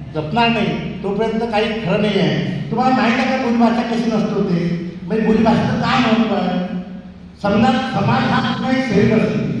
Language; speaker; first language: Marathi; non-native, local second language; Bhili